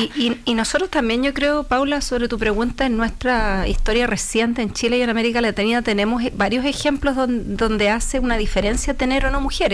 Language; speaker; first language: Spanish; native; Spanish